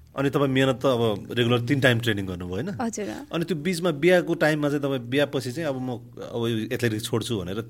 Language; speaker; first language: Nepali; native; Nepali